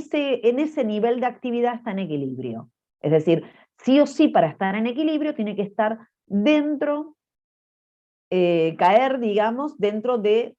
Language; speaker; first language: Spanish; native; Spanish